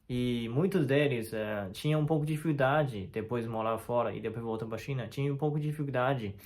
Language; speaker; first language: Portuguese; non-native, fluent; Chinese